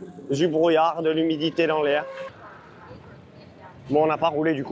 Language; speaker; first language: French; native; French